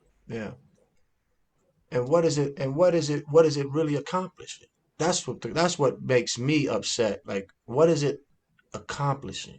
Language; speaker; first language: English; native; English